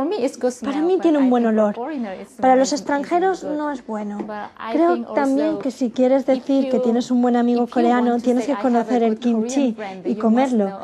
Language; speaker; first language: Spanish; non-native, fluent; Korean